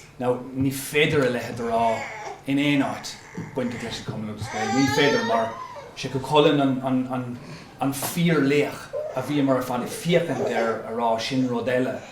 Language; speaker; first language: Irish; non-native, local second language; English